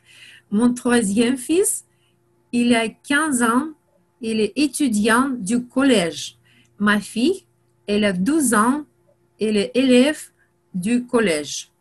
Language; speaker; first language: French; non-native, learner; Russian